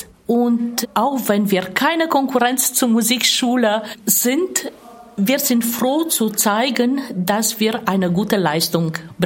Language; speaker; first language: German; non-native, fluent; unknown